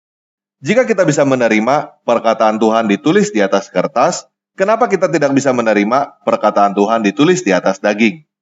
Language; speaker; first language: Indonesian; native; Indonesian